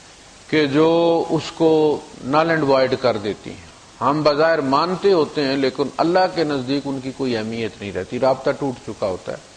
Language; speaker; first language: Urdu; non-native, local second language; Punjabi